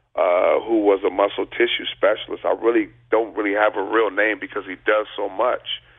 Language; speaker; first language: English; native; English